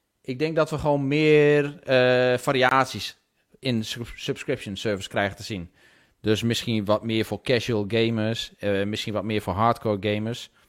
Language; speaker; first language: Dutch; native; Dutch